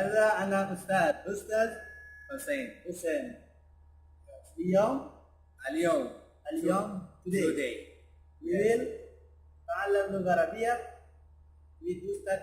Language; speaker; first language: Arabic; non-native, learner; Indonesian